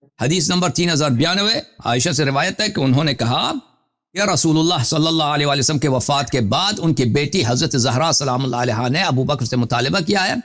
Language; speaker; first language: Urdu; non-native, fluent; Persian